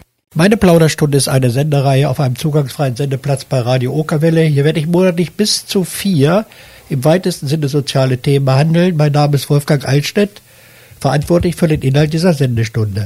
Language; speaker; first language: German; native; German